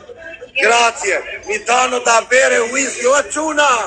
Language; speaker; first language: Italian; non-native, learner; Albanian